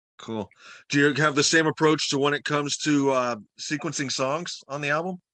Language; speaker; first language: English; native; English